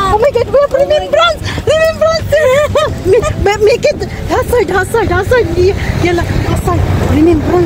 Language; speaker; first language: English; non-native, learner; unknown